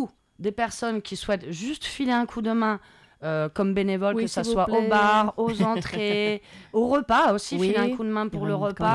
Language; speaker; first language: French; native; French